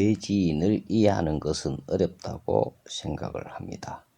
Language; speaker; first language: Korean; native; Korean